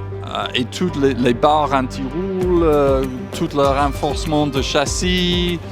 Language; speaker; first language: French; non-native, fluent; English